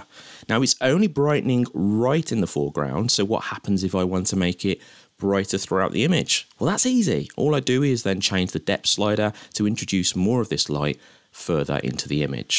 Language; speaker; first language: English; native; English